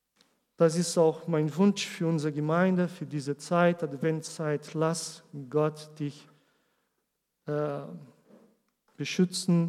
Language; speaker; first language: German; non-native, learner; Portuguese